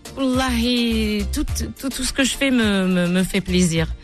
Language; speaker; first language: French; non-native, local second language; Arabic